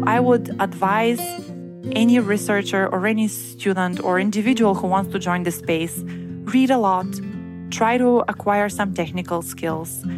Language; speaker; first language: English; non-native, fluent; Bulgarian